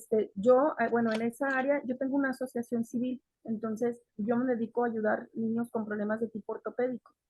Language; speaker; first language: Spanish; native; Spanish